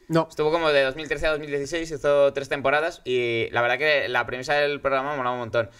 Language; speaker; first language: Spanish; native; Spanish